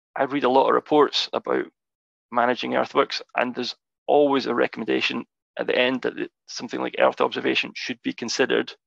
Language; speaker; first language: English; native; English